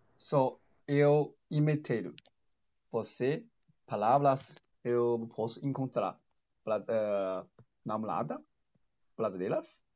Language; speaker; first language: Portuguese; non-native, learner; Chinese